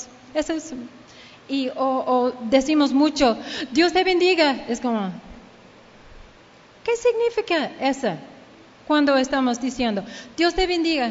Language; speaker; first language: Spanish; early bilingual, heritage; Spanish